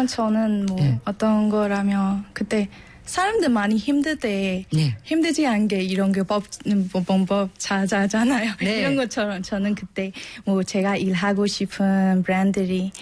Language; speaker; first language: Korean; non-native, learner; Burmese